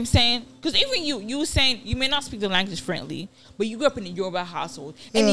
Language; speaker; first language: English; non-native, local second language; Yoruba